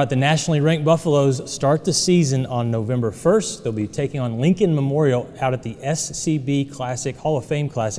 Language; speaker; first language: English; native; English